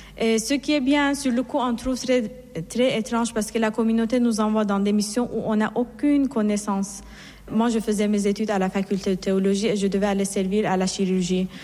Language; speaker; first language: French; non-native, fluent; Persian